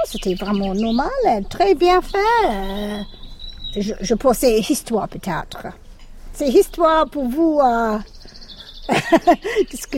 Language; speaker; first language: French; non-native, learner; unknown